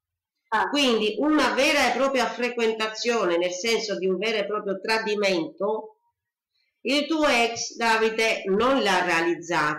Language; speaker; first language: Italian; native; Italian